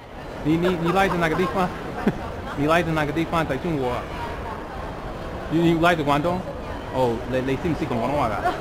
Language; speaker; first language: Cantonese; non-native, fluent; English